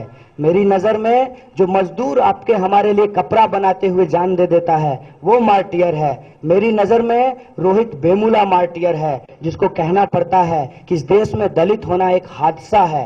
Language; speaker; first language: Hindi; native; Hindi